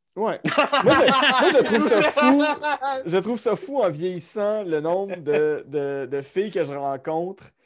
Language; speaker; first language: French; native; French